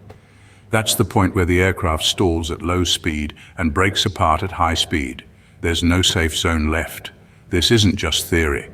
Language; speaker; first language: English; native; English